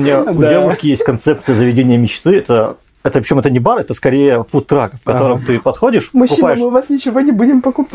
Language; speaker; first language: Russian; native; Russian